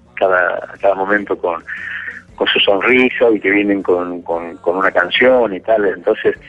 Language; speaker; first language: Spanish; native; Spanish